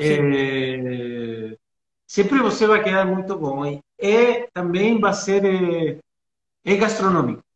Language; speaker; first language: Portuguese; non-native, learner; Spanish